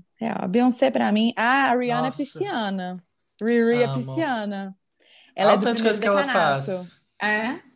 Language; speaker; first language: Portuguese; native; Portuguese